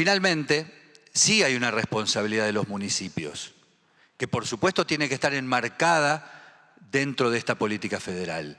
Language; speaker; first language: Spanish; native; Spanish